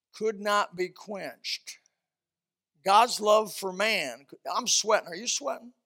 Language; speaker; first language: English; early bilingual, other home language; Swedish